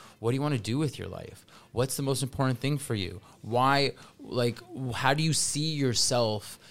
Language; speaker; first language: English; early bilingual, other home language; Russian